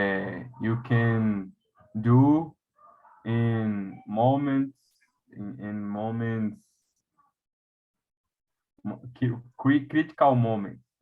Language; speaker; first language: English; non-native, learner; Portuguese